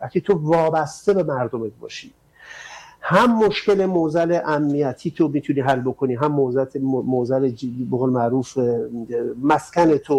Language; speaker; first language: Persian; native; Persian